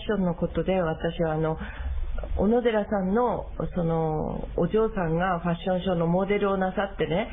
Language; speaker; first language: Japanese; native; Japanese